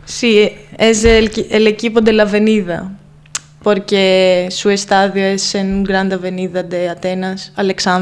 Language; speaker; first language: Spanish; non-native, fluent; Greek